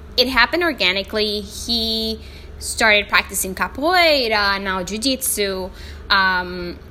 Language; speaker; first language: English; non-native, fluent; Spanish